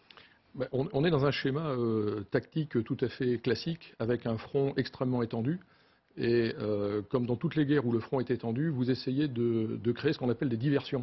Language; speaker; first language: French; native; French